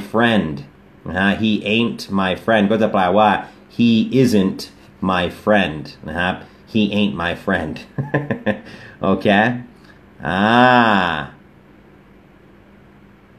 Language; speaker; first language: Thai; non-native, fluent; English